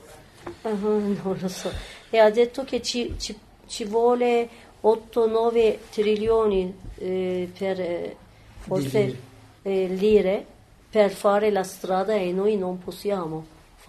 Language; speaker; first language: Italian; non-native, learner; Turkish